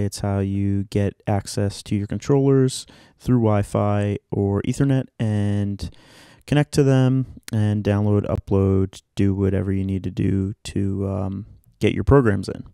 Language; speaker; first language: English; native; English